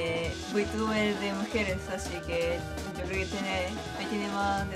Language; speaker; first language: Spanish; non-native, fluent; Japanese